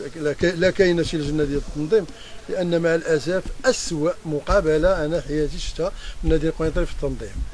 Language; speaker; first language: Arabic; native; Arabic